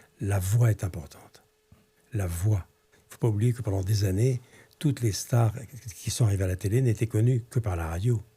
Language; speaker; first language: French; early bilingual, other home language; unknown